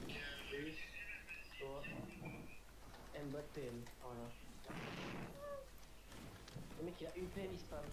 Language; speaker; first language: French; native; French